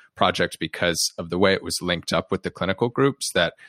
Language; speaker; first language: English; native; English